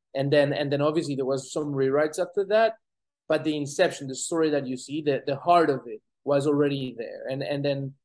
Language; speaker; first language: English; non-native, fluent; Spanish